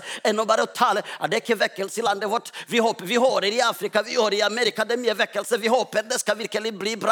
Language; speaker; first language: Swedish; non-native, learner; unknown